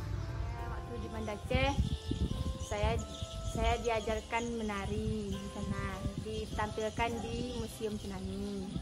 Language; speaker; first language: Indonesian; non-native, local second language; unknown